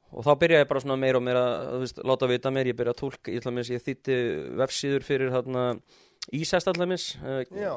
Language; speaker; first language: Icelandic; early bilingual, heritage; English